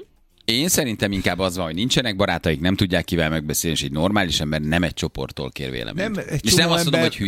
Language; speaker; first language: Hungarian; native; Hungarian